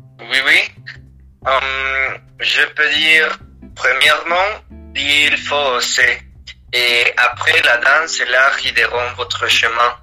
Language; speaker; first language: French; non-native, learner; Spanish